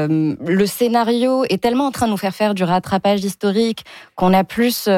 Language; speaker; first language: French; native; French